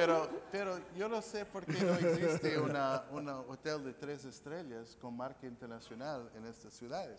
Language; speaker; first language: Spanish; non-native, fluent; English